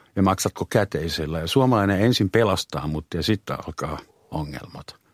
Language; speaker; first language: Finnish; non-native, fluent; German